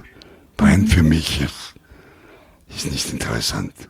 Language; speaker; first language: German; non-native, learner; Italian